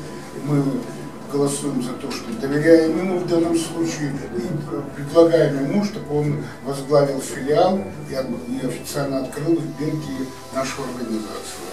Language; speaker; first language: Russian; native; Russian